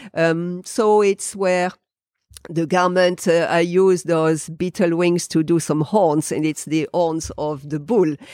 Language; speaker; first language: English; non-native, fluent; French